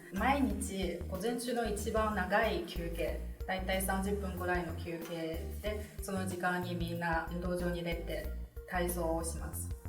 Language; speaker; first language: Japanese; non-native, fluent; Chinese